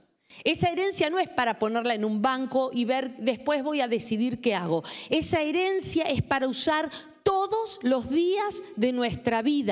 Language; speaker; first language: Spanish; native; Spanish